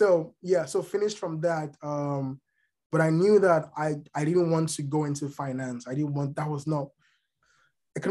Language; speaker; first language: English; non-native, local second language; Yoruba